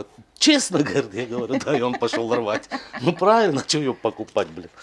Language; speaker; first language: Russian; native; Russian